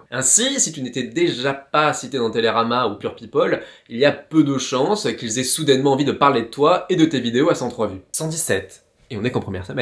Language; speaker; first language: French; native; French